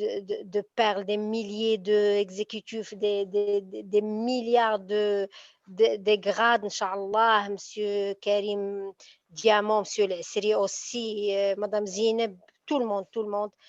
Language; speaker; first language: French; non-native, local second language; Arabic